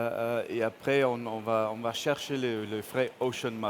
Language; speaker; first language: French; non-native, fluent; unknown